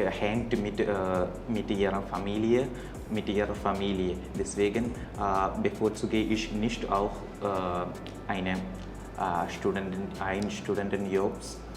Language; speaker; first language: German; non-native, learner; Malayalam